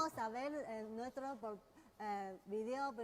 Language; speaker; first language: Spanish; non-native, learner; Chinese